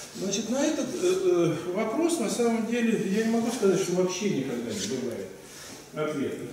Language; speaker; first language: Russian; native; Russian